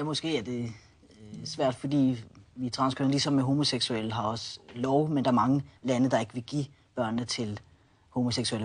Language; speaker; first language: Danish; native; Danish